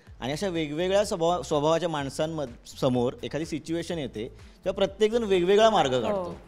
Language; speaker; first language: Marathi; native; Marathi